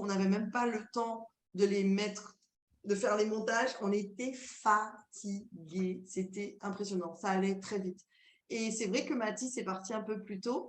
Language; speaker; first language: French; native; French